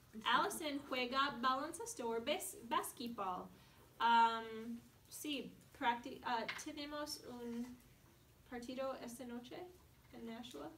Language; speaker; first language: Spanish; non-native, fluent; English